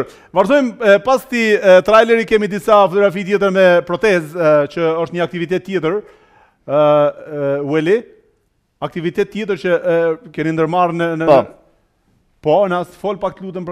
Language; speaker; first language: Albanian; native; Albanian